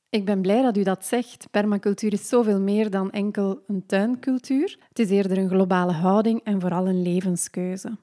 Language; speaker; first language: Dutch; non-native, local second language; French